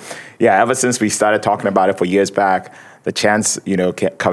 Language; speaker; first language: English; non-native, local second language; Akan